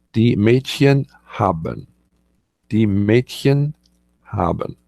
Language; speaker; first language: German; non-native, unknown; English